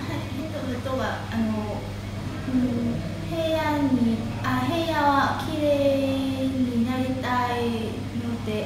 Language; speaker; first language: Japanese; non-native, learner; Vietnamese